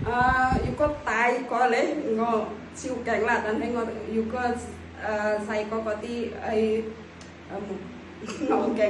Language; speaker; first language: Cantonese; non-native, learner; Indonesian